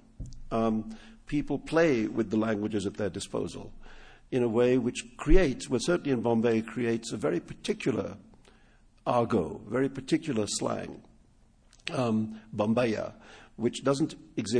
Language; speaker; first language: English; non-native, local second language; Urdu